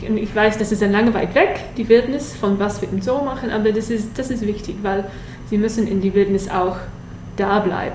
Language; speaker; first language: German; non-native, learner; English